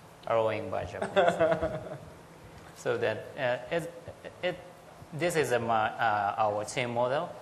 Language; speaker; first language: English; non-native, learner; Japanese